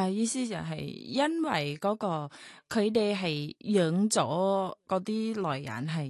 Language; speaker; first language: Cantonese; non-native, learner; Thai